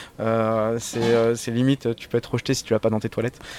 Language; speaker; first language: French; native; French